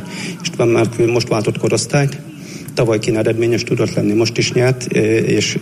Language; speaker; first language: Hungarian; native; Hungarian